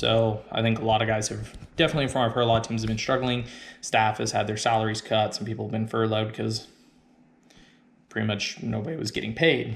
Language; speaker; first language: English; native; English